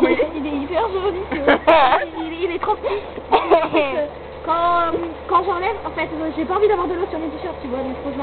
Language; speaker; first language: French; native; French